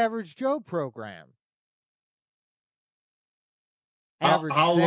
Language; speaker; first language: English; native; English